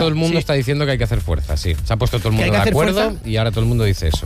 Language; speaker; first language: Spanish; native; Spanish